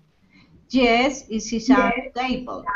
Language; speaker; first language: English; non-native, learner; Spanish